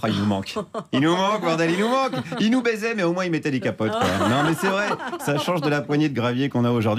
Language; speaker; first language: French; native; French